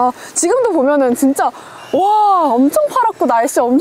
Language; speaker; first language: Korean; native; Korean